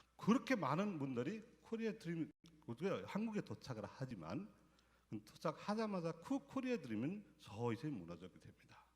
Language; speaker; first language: Korean; non-native, fluent; Nepali